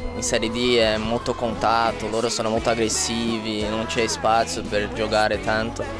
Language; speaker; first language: Italian; non-native, fluent; Portuguese